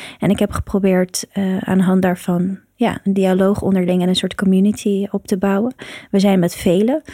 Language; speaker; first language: Dutch; early bilingual, other home language; Persian